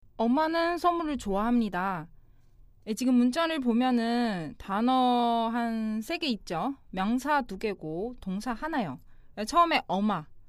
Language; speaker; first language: Korean; non-native, fluent; Chinese